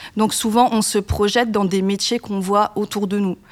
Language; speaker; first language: French; native; French